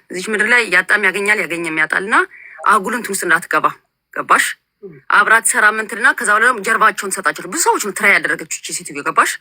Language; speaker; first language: Amharic; native; Amharic